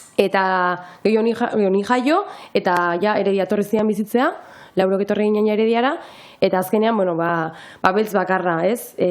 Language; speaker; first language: Basque; non-native, local second language; Spanish